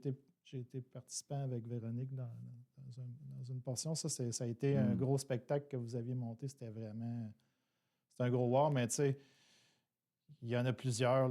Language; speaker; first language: French; native; French